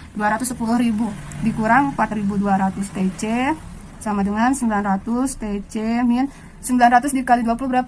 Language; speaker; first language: Indonesian; native; Indonesian